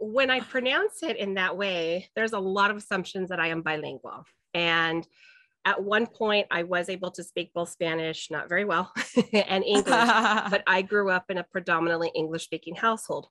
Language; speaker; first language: English; native; English